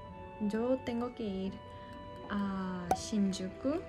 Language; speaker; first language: Spanish; non-native, fluent; Japanese